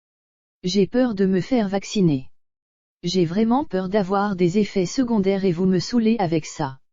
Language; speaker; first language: French; native; French